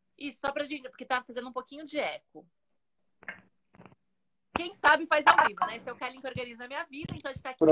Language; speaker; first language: Portuguese; native; Portuguese